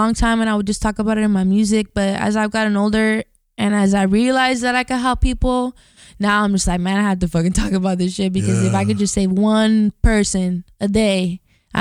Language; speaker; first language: English; native; English